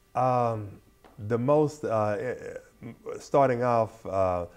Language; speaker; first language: English; native; English